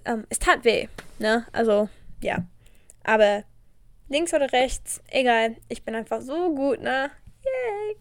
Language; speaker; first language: German; non-native, learner; English